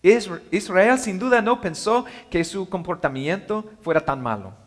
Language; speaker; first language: Spanish; non-native, learner; English